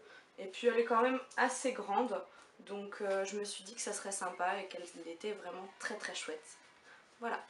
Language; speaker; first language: French; native; French